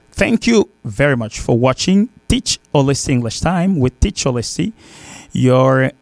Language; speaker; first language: English; non-native, fluent; Haitian Creole